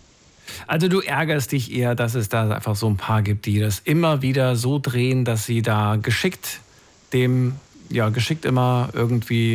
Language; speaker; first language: German; native; German